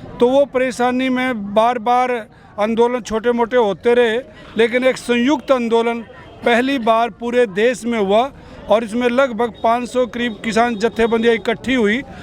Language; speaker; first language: Hindi; native; Hindi